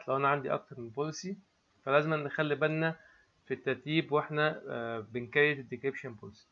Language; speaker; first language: Arabic; native; Arabic